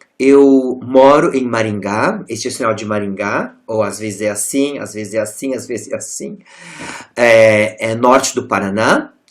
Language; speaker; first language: Portuguese; non-native, local second language; German